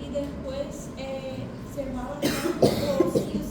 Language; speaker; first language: Spanish; non-native, learner; Portuguese